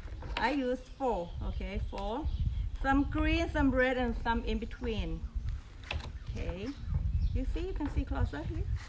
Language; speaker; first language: English; non-native, learner; Thai